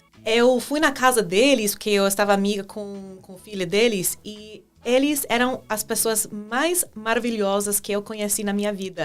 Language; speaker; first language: Portuguese; non-native, fluent; English